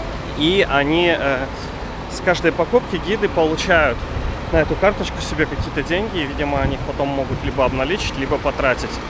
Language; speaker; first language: Russian; native; Russian